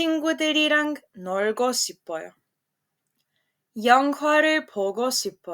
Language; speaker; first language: Korean; non-native, fluent; Serbian